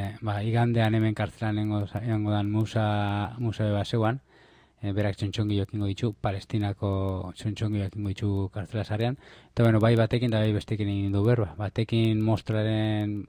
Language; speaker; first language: Basque; native; Basque